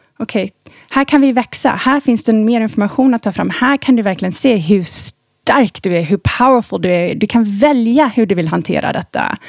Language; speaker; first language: Swedish; early bilingual, heritage; Swedish